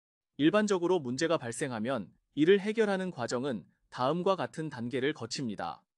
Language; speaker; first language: Korean; native; Korean